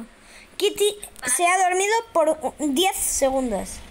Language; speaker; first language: Spanish; native; Spanish